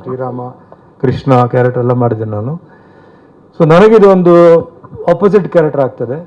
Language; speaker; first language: Kannada; non-native, fluent; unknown